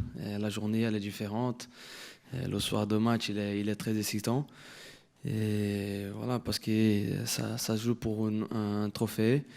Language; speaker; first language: French; non-native, fluent; Portuguese